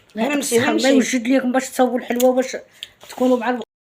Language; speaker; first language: Arabic; native; Arabic